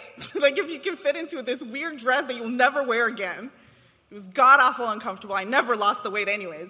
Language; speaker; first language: English; non-native, fluent; Romanian